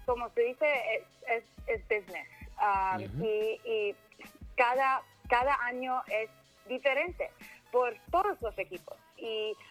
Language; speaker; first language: Spanish; early bilingual, other home language; English